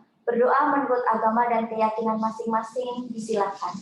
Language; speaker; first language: Indonesian; native; Indonesian